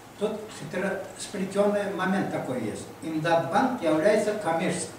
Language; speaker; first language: Russian; non-native, local second language; Crimean Tatar